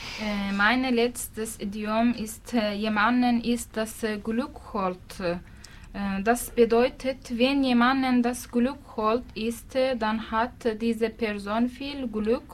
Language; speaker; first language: German; non-native, learner; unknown